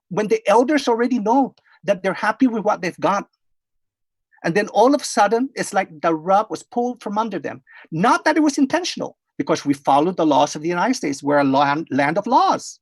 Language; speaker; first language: English; non-native, fluent; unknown